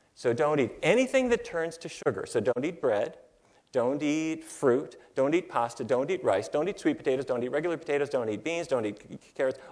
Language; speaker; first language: English; native; English